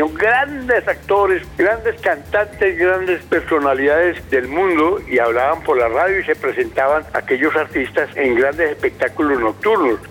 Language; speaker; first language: Spanish; native; Spanish